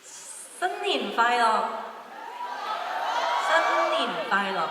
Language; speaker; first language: Cantonese; early bilingual, heritage; Cantonese